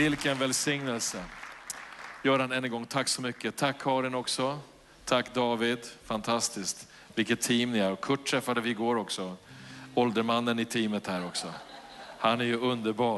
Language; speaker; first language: Swedish; native; Swedish